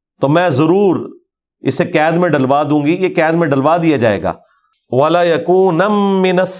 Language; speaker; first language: Urdu; non-native, local second language; Punjabi